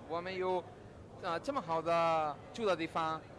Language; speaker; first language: Chinese; non-native, learner; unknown